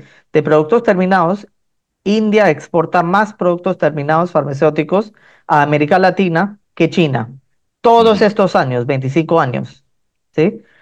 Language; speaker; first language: Spanish; non-native, fluent; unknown